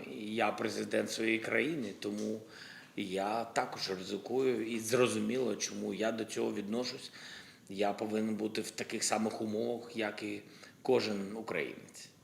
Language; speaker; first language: Ukrainian; non-native, local second language; Russian